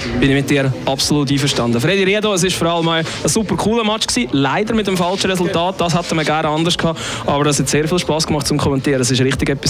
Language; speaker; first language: German; native; German